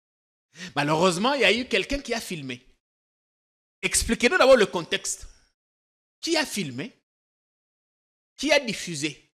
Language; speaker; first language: French; non-native, local second language; Lingala